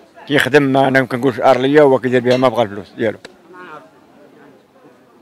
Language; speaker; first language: Arabic; native; Arabic